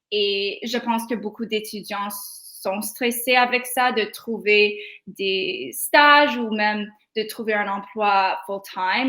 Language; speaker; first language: French; non-native, local second language; English